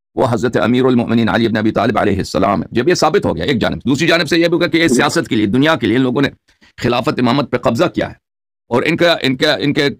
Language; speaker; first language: Urdu; non-native, local second language; Persian